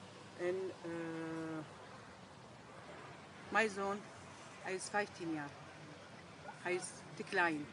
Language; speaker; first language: Dutch; non-native, learner; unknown